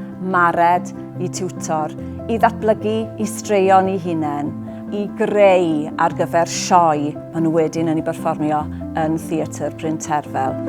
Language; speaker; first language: Welsh; native; Welsh